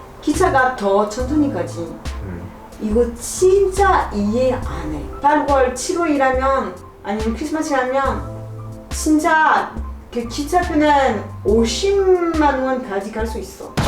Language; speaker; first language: Korean; non-native, learner; French